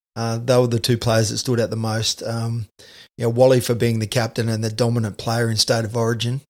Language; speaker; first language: English; native; English